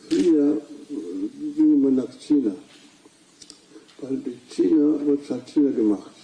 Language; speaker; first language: German; non-native, fluent; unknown